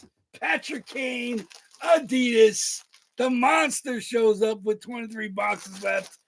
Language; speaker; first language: English; native; English